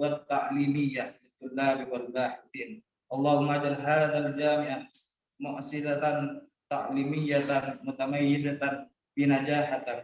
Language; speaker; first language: Arabic; non-native, learner; Indonesian